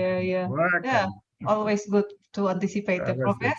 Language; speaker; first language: English; non-native, fluent; Indonesian